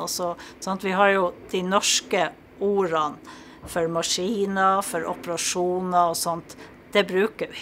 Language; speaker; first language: Norwegian; native; Norwegian